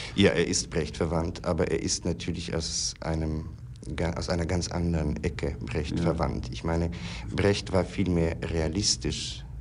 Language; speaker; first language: German; non-native, fluent; Polish